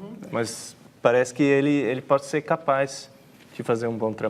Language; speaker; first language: Portuguese; non-native, fluent; German